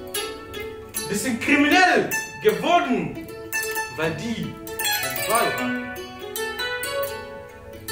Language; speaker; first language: German; non-native, learner; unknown